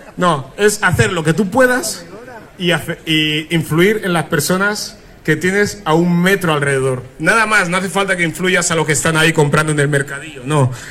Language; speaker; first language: Spanish; early bilingual, other home language; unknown